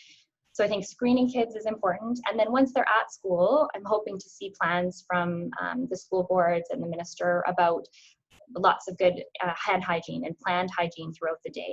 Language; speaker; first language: English; native; English